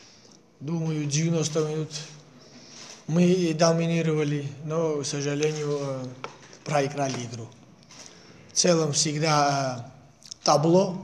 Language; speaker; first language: Russian; non-native, fluent; Georgian